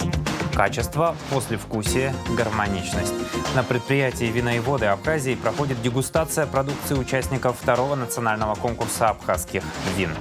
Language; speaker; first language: Russian; native; Russian